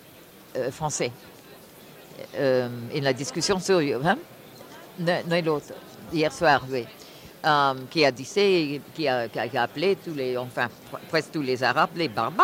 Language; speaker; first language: French; non-native, fluent; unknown